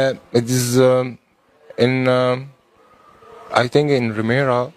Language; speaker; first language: English; non-native, learner; Arabic